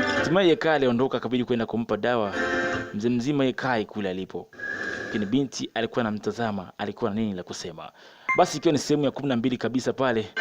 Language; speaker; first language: Swahili; native; Swahili